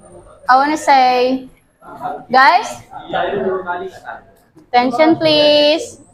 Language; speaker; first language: English; non-native, learner; Indonesian